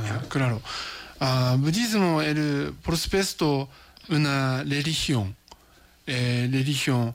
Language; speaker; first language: Spanish; non-native, learner; Japanese